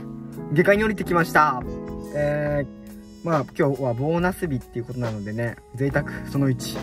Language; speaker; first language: Japanese; native; Japanese